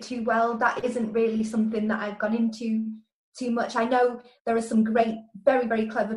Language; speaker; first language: English; native; English